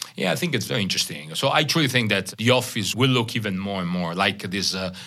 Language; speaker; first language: English; non-native, fluent; Italian